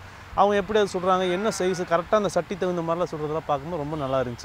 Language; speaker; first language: Tamil; native; Tamil